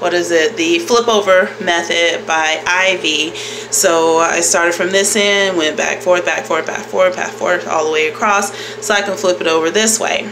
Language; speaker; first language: English; native; English